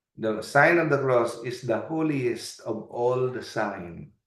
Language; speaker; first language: English; non-native, local second language; Filipino